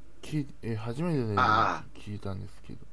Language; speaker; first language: Japanese; non-native, fluent; Chinese